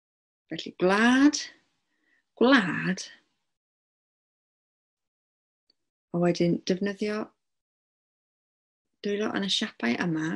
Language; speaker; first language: Welsh; non-native, local second language; English